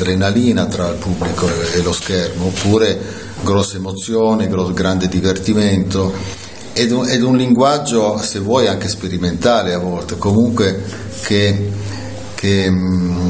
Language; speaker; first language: Italian; native; Italian